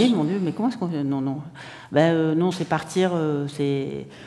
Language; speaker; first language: French; native; French